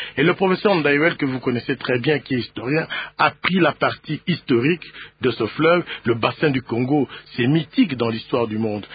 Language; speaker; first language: French; non-native, local second language; Lingala